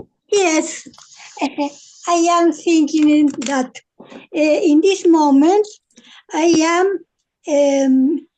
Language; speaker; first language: English; non-native, learner; Spanish